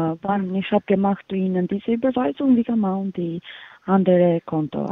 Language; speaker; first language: German; non-native, learner; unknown